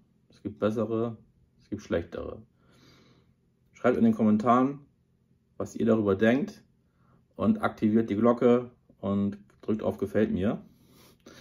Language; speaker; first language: German; native; German